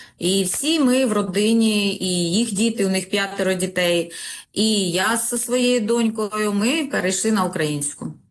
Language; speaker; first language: Ukrainian; non-native, local second language; Russian